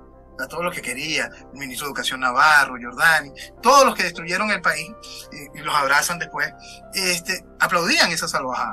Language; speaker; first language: Spanish; native; Spanish